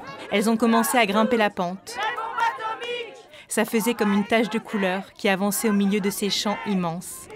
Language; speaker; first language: French; native; French